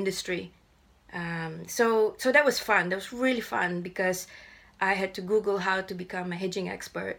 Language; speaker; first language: English; non-native, local second language; Malay